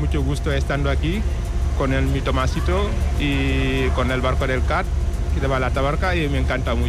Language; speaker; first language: Spanish; non-native, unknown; Wolof